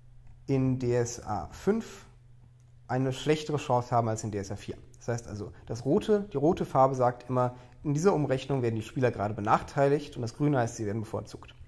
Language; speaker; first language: German; native; German